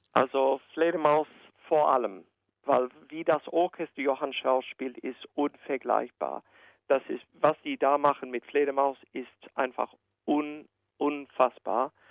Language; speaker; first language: German; non-native, fluent; English